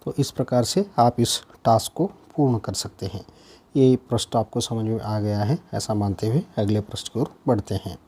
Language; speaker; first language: Hindi; non-native, local second language; Kannada